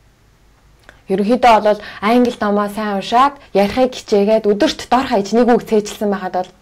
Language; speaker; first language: Mongolian; native; Mongolian